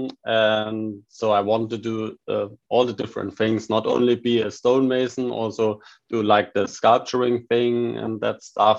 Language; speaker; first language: English; non-native, fluent; German